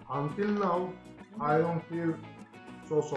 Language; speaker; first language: English; non-native, learner; Turkish